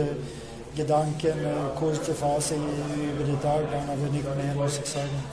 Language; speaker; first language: German; non-native, learner; Swedish